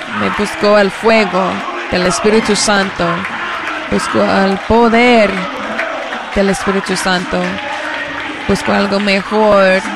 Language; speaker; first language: Spanish; non-native, learner; English